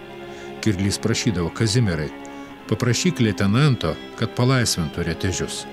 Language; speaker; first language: Lithuanian; native; Lithuanian